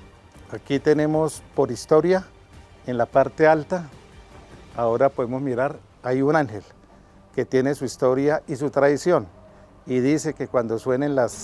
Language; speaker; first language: Spanish; native; Spanish